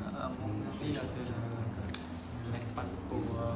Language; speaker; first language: French; non-native, learner; Khmer